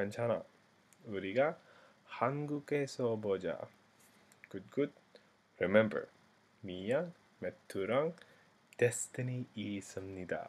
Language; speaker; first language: Korean; non-native, learner; English